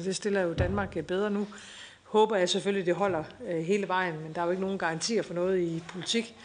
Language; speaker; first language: Danish; native; Danish